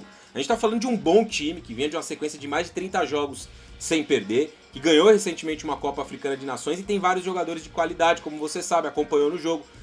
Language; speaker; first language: Portuguese; native; Portuguese